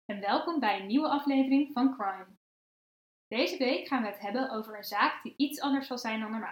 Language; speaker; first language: Dutch; native; Dutch